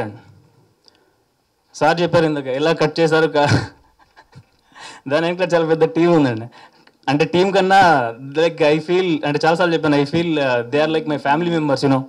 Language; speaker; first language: Telugu; native; Telugu